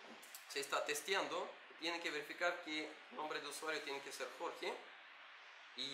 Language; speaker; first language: Spanish; non-native, learner; Russian